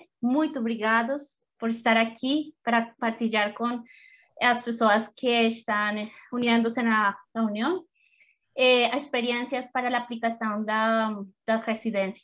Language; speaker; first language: Portuguese; non-native, fluent; Spanish